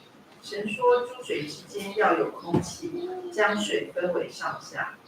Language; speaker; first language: Chinese; native; Chinese